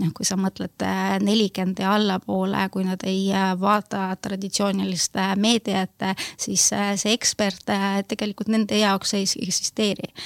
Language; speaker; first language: Estonian; non-native, local second language; Russian